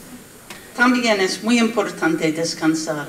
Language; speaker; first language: Spanish; non-native, learner; English